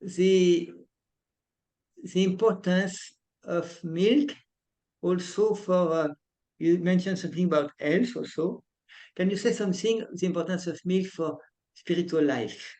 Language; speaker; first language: English; non-native, fluent; French